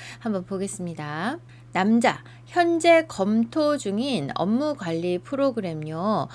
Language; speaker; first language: Korean; native; Korean